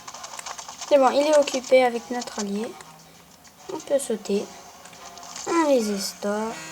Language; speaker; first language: French; native; French